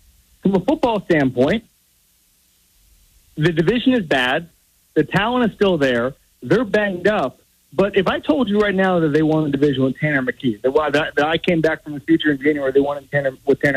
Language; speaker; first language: English; native; English